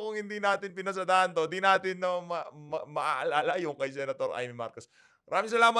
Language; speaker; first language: Filipino; native; Filipino